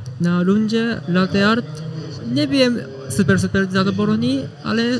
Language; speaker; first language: Polish; non-native, learner; Japanese